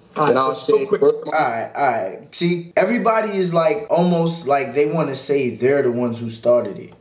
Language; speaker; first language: English; native; English